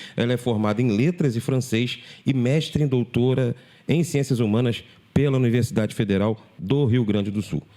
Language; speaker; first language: Portuguese; native; Portuguese